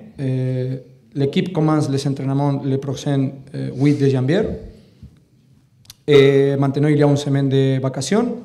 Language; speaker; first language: French; non-native, learner; Catalan